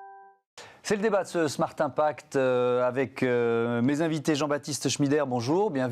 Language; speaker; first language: French; native; French